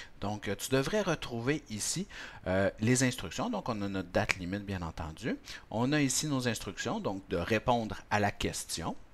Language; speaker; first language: French; native; French